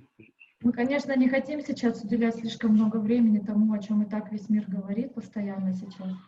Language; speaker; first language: Russian; native; Russian